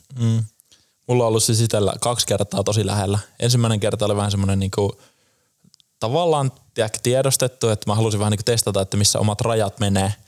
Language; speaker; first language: Finnish; native; Finnish